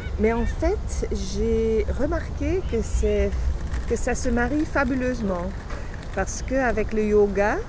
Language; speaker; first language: French; non-native, fluent; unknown